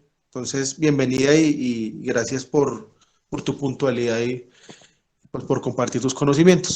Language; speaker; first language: Spanish; native; Spanish